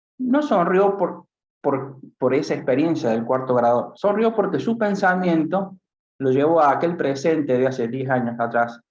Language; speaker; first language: Spanish; native; Spanish